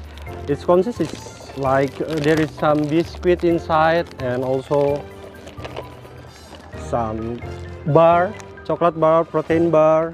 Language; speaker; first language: English; non-native, fluent; Indonesian